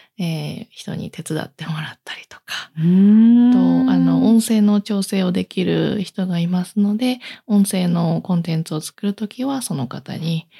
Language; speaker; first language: Japanese; native; Japanese